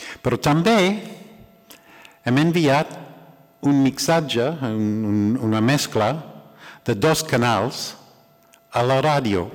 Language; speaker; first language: Catalan; non-native, learner; English